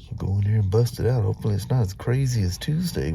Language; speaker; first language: English; native; English